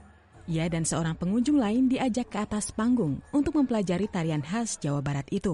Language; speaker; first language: Indonesian; native; Indonesian